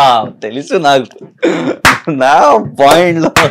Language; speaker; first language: Telugu; non-native, learner; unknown